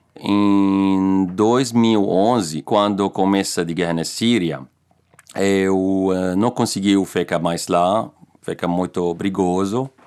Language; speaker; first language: Portuguese; non-native, learner; Arabic